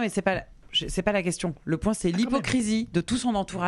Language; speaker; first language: French; native; French